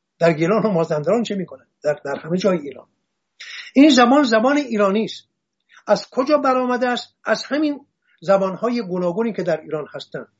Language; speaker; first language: Persian; non-native, local second language; Assyrian Neo-Aramaic